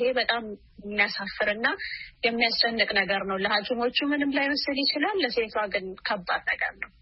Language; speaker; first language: Amharic; non-native, local second language; Oromo